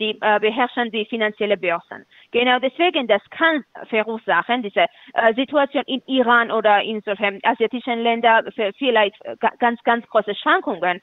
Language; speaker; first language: German; non-native, fluent; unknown